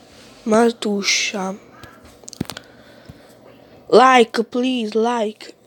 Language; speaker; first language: English; non-native, learner; Italian